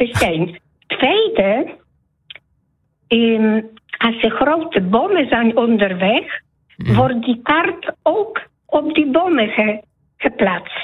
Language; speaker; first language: Dutch; non-native, learner; Polish